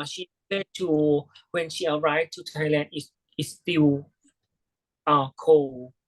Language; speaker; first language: English; non-native, learner; Thai